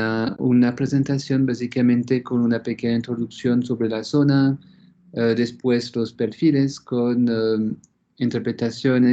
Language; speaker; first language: Spanish; non-native, fluent; French